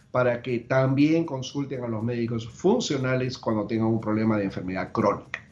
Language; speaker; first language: Spanish; native; Spanish